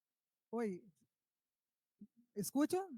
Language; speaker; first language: Spanish; non-native, learner; Portuguese